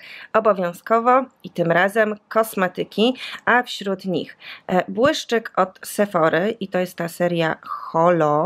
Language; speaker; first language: Polish; native; Polish